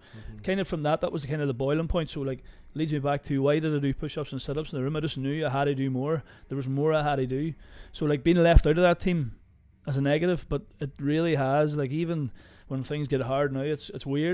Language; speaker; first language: English; native; English